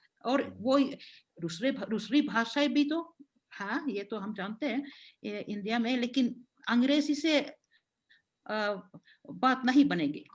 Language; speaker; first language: Hindi; non-native, fluent; Finnish